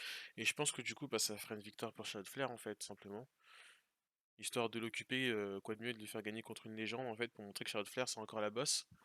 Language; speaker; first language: French; native; French